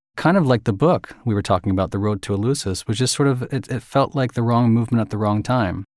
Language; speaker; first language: English; native; English